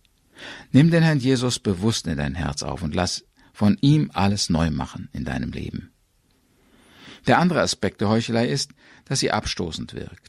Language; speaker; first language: German; native; German